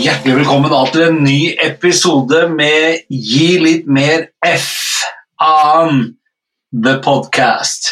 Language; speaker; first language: Norwegian; native; Norwegian